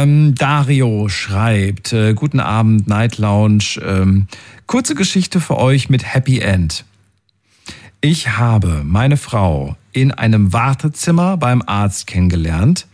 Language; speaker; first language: German; native; German